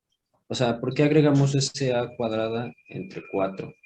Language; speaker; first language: Spanish; native; Spanish